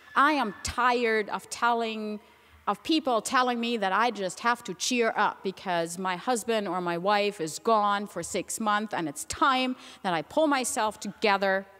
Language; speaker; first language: English; non-native, fluent; German